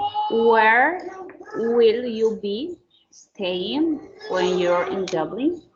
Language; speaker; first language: English; non-native, learner; Spanish